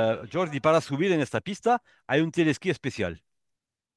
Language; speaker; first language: Spanish; non-native, learner; French